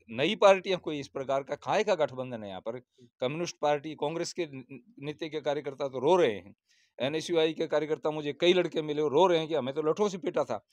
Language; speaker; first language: Hindi; native; Hindi